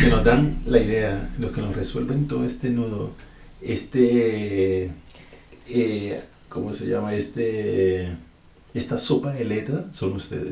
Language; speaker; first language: Spanish; native; Spanish